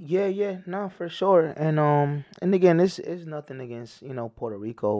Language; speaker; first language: English; early bilingual, other home language; Spanish